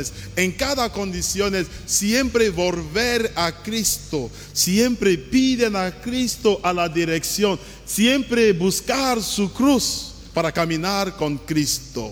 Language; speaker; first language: Spanish; non-native, learner; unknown